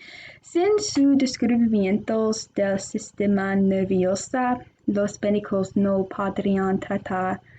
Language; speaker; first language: Spanish; non-native, learner; English